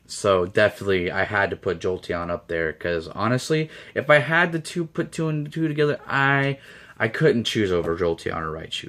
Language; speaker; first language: English; native; English